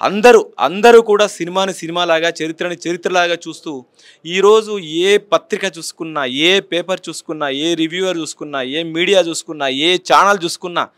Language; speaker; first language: Telugu; native; Telugu